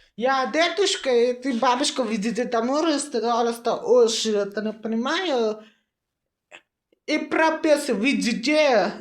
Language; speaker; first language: Russian; non-native, learner; Uzbek